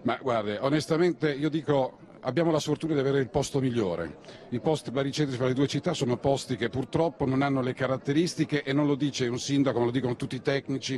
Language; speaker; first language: Italian; native; Italian